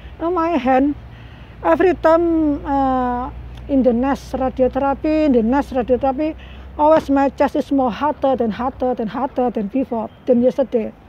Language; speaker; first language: English; non-native, learner; Indonesian